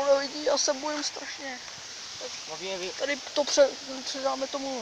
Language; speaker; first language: Czech; native; Czech